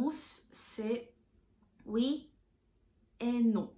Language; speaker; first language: French; non-native, fluent; Korean